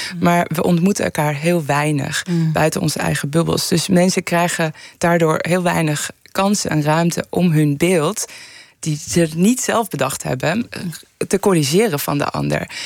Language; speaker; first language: Dutch; early bilingual, other home language; Persian